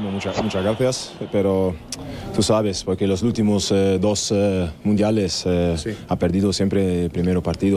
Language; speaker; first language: Spanish; non-native, learner; German